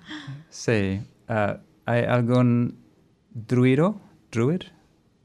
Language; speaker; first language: Spanish; non-native, fluent; English